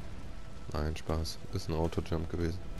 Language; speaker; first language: German; native; German